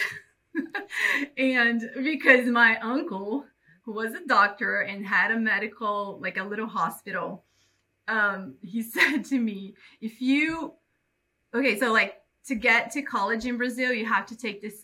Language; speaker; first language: English; non-native, fluent; Portuguese